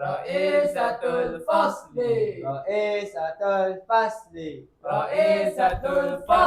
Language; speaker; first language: Arabic; non-native, learner; Malay